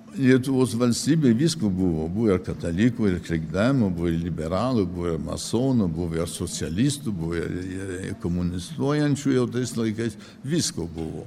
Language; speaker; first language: Lithuanian; early bilingual, heritage; Lithuanian